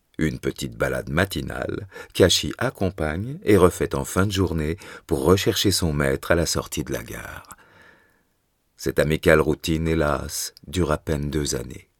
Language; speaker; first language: French; native; French